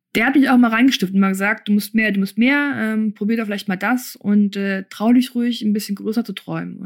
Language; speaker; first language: German; early bilingual, other home language; Russian